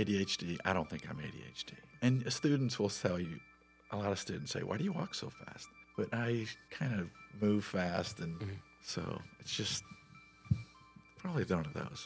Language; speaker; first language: English; native; English